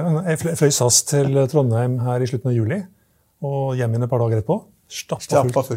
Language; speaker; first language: Norwegian; native; Norwegian